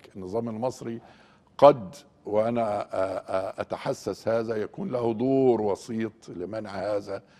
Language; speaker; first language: Arabic; native; Arabic